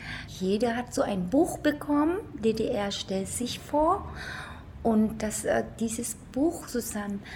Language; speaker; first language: German; non-native, fluent; Vietnamese